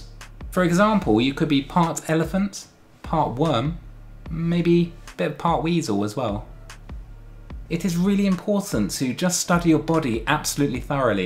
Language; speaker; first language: English; native; English